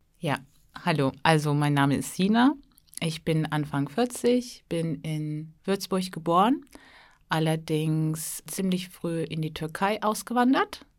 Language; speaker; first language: German; early bilingual, other home language; Turkish